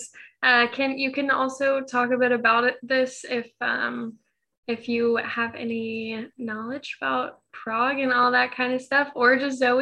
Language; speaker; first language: English; native; English